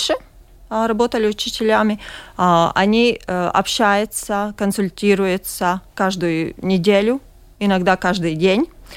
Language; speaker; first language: Russian; non-native, local second language; Latvian